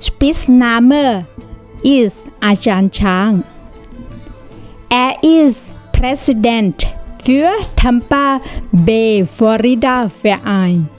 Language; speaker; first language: German; non-native, learner; Thai